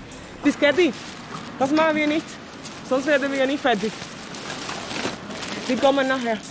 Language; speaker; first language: German; non-native, fluent; Spanish